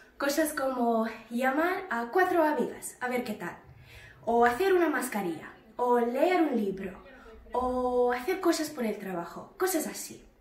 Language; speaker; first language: Spanish; non-native, fluent; English